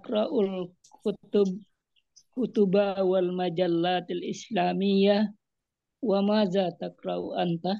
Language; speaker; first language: Arabic; non-native, learner; Indonesian